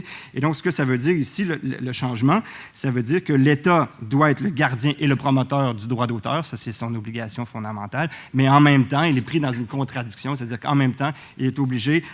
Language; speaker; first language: French; native; French